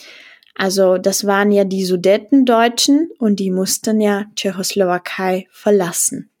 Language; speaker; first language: German; non-native, fluent; Czech